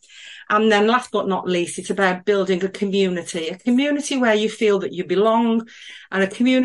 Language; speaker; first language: English; native; English